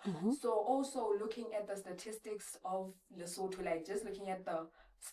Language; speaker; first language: English; non-native, local second language; Southern Sotho